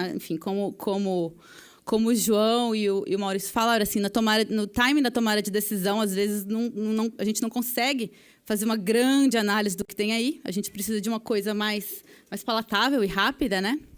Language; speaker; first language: Portuguese; native; Portuguese